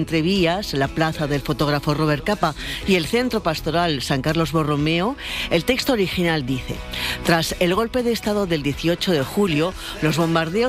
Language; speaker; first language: Spanish; native; Spanish